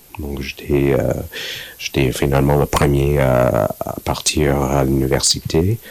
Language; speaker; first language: French; non-native, fluent; English